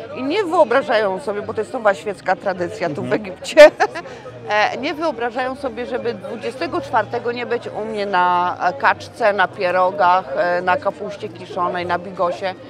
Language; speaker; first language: Polish; native; Polish